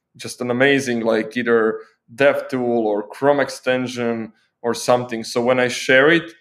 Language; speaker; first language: English; non-native, fluent; Croatian